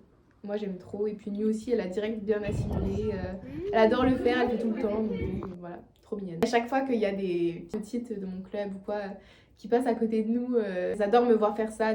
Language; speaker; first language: French; native; French